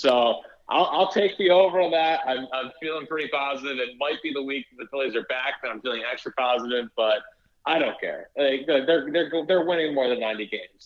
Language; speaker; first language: English; native; English